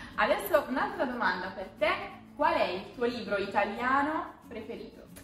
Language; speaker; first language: Italian; native; Italian